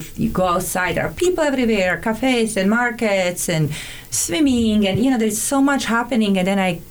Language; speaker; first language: English; non-native, fluent; Serbian